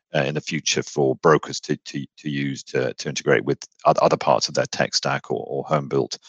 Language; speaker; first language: English; native; English